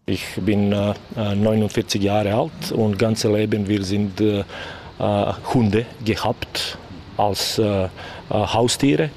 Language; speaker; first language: German; non-native, learner; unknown